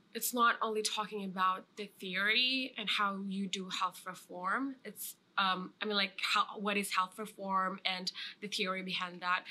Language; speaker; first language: English; non-native, fluent; Indonesian